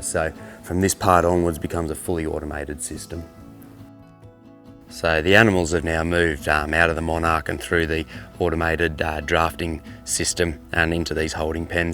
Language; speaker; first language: English; native; English